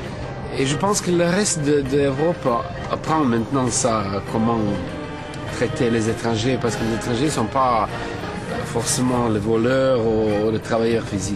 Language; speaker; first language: French; non-native, fluent; Serbian